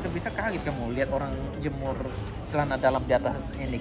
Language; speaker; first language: Indonesian; native; Indonesian